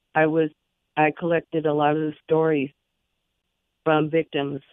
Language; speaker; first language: English; native; English